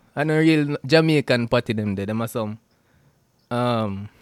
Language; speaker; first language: English; non-native, local second language; Jamaican Creole English